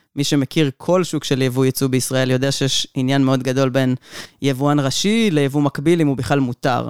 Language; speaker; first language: Hebrew; native; Hebrew